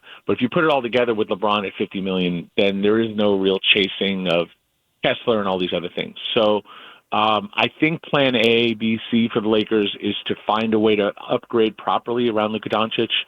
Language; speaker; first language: English; native; English